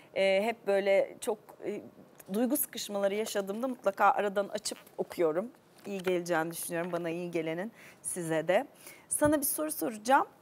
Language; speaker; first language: Turkish; native; Turkish